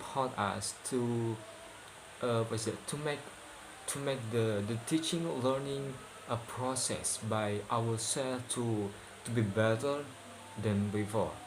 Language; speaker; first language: English; non-native, learner; Indonesian